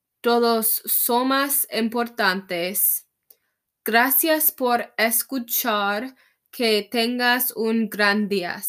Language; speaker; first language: Spanish; non-native, learner; English